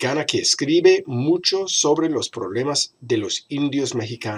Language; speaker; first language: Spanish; non-native, fluent; English